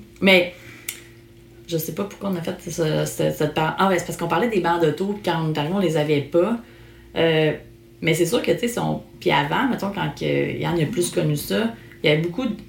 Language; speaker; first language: French; native; French